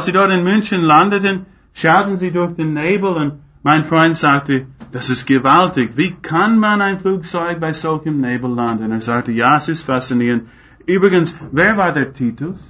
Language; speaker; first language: German; non-native, fluent; English